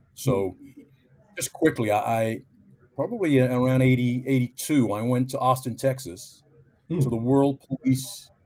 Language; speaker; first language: English; native; English